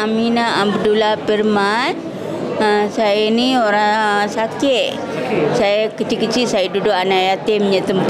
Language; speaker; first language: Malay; non-native, local second language; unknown